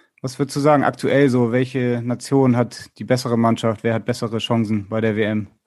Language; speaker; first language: German; native; German